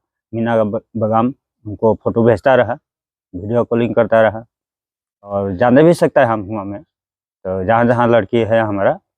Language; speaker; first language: Hindi; non-native, local second language; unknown